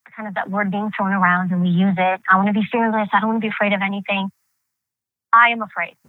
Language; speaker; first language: English; early bilingual, other home language; Greek